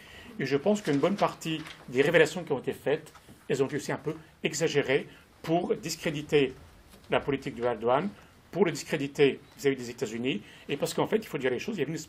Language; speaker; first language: French; non-native, fluent; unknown